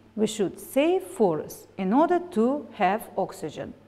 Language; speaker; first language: English; non-native, fluent; Russian